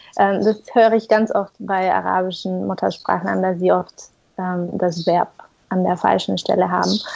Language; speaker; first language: German; non-native, fluent; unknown